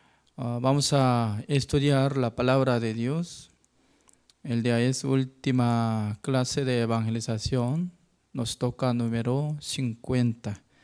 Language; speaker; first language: Spanish; non-native, fluent; Korean